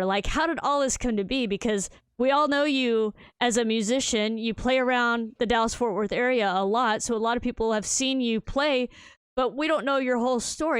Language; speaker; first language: English; native; English